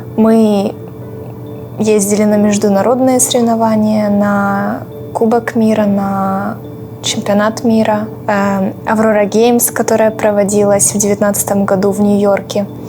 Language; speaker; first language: Russian; native; Russian